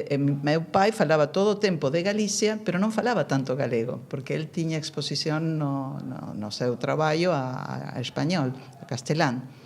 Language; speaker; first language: Galician; non-native, fluent; Spanish